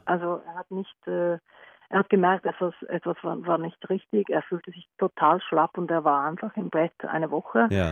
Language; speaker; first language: German; non-native, learner; Norwegian